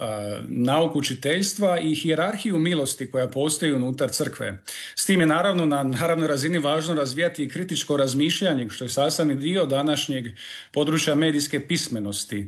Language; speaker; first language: Serbian; native; Serbian